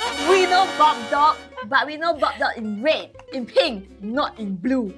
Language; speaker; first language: English; native; English